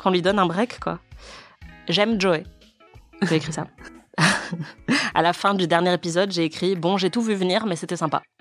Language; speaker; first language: French; native; French